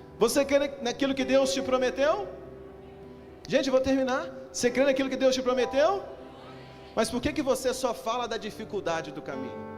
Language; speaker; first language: Portuguese; native; Portuguese